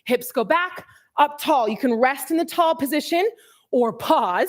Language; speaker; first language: English; native; English